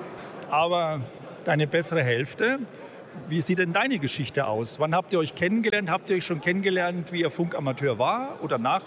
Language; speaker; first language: German; native; German